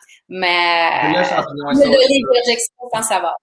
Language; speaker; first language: French; native; French